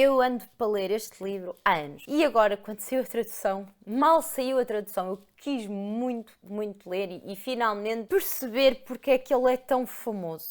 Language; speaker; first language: Portuguese; native; Portuguese